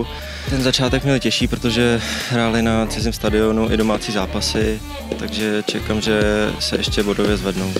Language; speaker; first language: Czech; native; Czech